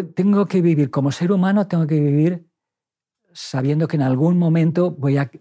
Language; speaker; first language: Spanish; native; Spanish